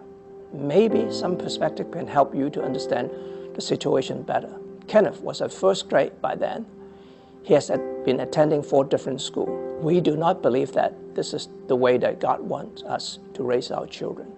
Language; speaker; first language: English; non-native, local second language; Cantonese